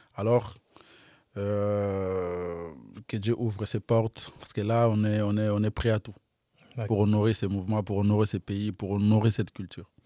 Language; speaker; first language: French; non-native, local second language; Lingala